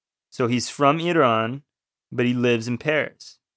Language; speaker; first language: English; native; English